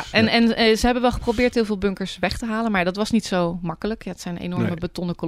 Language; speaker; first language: Dutch; native; Dutch